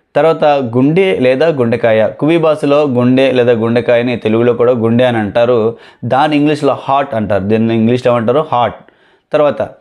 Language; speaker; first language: Telugu; non-native, local second language; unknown